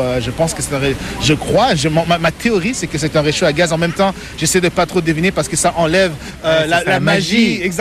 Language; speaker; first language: French; native; French